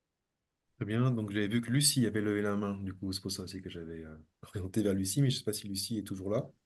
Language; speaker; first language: French; native; French